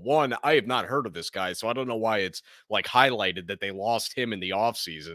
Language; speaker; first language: English; native; English